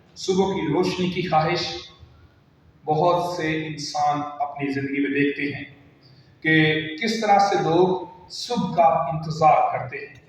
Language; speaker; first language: Urdu; non-native, local second language; Punjabi